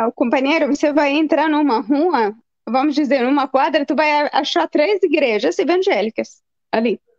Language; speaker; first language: Portuguese; non-native, fluent; Arabic